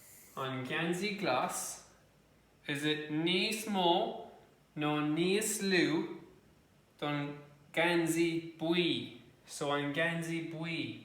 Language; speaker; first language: Irish; non-native, local second language; English